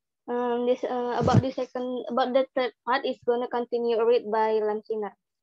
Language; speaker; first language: English; non-native, learner; Indonesian